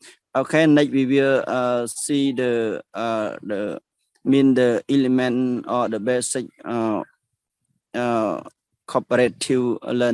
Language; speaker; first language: English; non-native, learner; Khmer